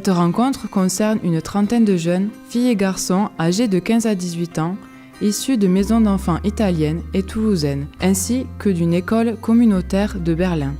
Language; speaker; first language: French; native; French